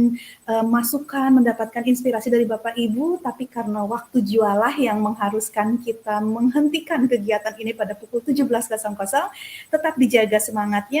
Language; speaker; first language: Indonesian; native; Indonesian